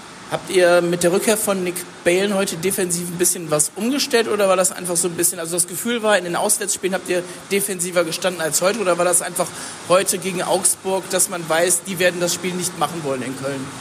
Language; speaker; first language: German; native; German